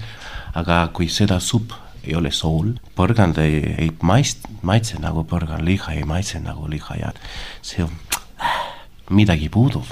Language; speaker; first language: Estonian; non-native, learner; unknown